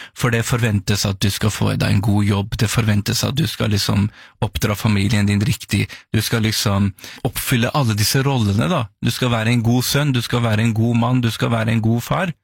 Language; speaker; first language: Norwegian; early bilingual, other home language; Urdu